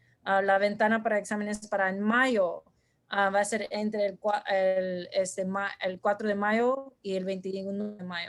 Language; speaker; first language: Spanish; early bilingual, heritage; Spanish